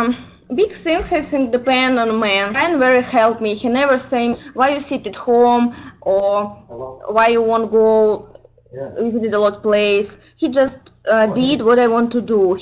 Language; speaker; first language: English; non-native, learner; Ukrainian